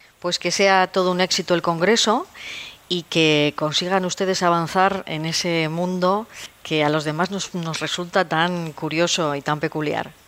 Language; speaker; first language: Spanish; native; Spanish